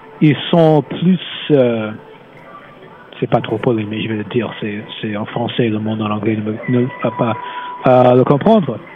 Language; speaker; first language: French; non-native, fluent; English